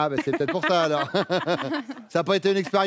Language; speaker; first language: French; native; French